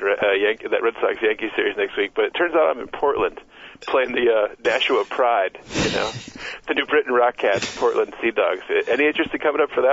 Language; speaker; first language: English; native; English